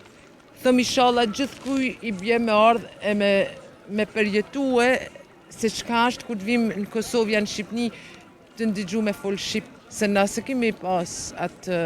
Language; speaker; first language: Albanian; early bilingual, heritage; Albanian